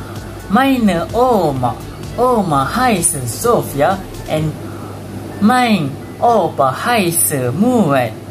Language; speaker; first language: German; non-native, learner; Malay